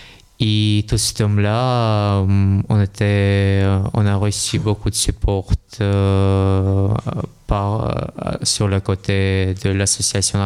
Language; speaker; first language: French; non-native, learner; Russian